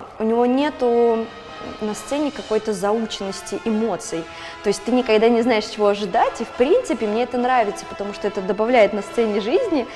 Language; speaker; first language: Russian; native; Russian